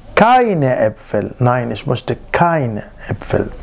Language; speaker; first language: German; non-native, fluent; Arabic